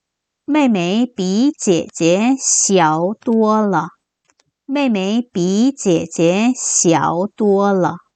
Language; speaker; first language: Chinese; non-native, fluent; Korean